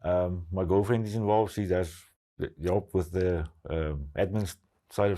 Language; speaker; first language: English; non-native, local second language; Afrikaans